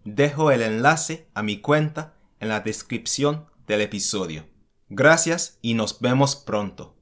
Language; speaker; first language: Spanish; non-native, fluent; English